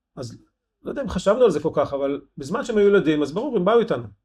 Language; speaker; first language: Hebrew; native; Hebrew